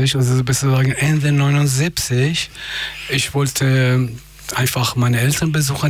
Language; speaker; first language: German; non-native, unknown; Persian